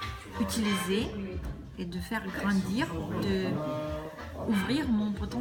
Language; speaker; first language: French; non-native, fluent; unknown